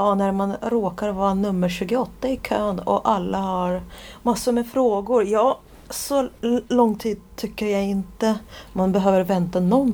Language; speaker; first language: Swedish; non-native, fluent; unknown